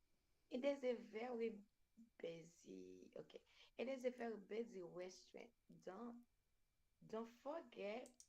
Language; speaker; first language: English; non-native, learner; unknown